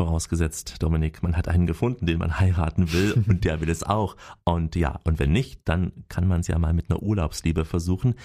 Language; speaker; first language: German; native; German